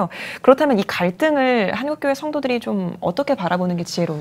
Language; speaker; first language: Korean; native; Korean